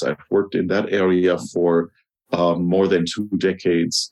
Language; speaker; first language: English; non-native, fluent; German